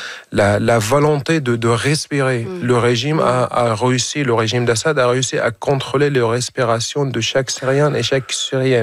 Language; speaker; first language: French; non-native, fluent; Arabic